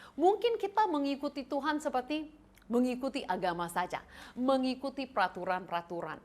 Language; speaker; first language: Indonesian; non-native, fluent; English